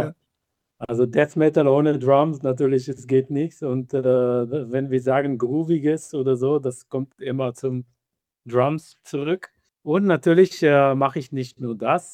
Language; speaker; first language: German; non-native, fluent; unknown